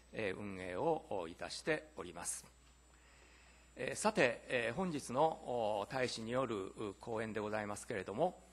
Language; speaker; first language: Japanese; native; Japanese